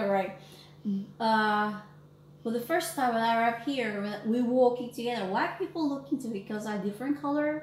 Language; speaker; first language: English; non-native, learner; Indonesian